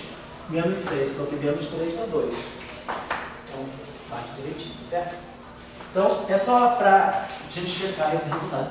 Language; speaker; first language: Portuguese; native; Portuguese